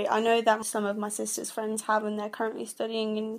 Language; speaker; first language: English; non-native, fluent; Arabic